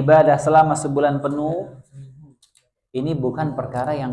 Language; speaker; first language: Indonesian; native; Indonesian